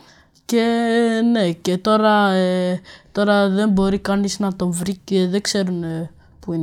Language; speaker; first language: Greek; early bilingual, other home language; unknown